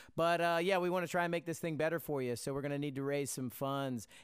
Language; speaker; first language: English; native; English